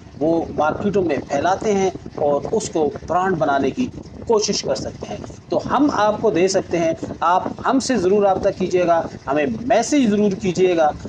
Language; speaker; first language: Urdu; native; Urdu